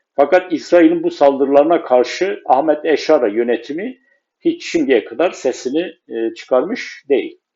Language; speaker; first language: Turkish; non-native, local second language; Kurdish